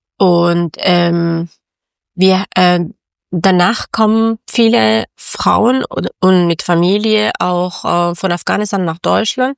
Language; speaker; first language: German; non-native, learner; Persian